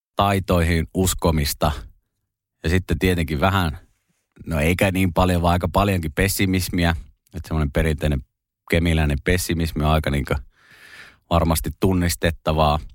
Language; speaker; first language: Finnish; native; Finnish